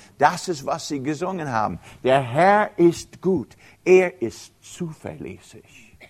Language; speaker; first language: German; non-native, fluent; English